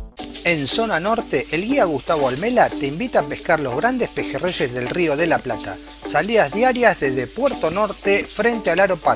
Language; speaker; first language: Spanish; native; Spanish